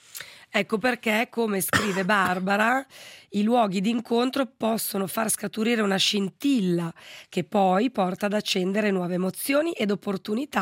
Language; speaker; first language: Italian; native; Italian